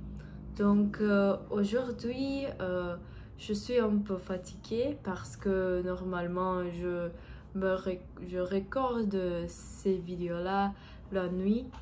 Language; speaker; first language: French; non-native, learner; Portuguese